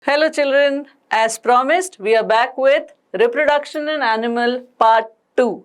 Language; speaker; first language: English; non-native, local second language; Hindi